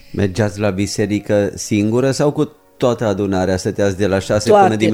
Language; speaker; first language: Romanian; native; Romanian